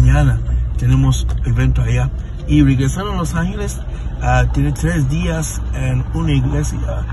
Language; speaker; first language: Spanish; non-native, learner; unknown